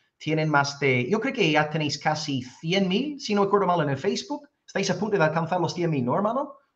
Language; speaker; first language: Spanish; non-native, fluent; English